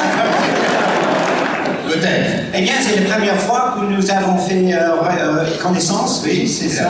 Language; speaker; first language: French; non-native, learner; English